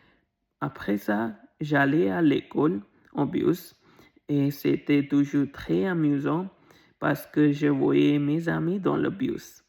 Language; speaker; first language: French; non-native, learner; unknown